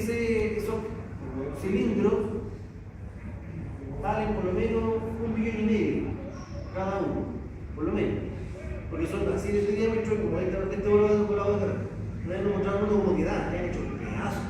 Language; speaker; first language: Spanish; native; Spanish